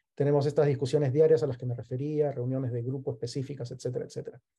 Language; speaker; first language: Spanish; native; Spanish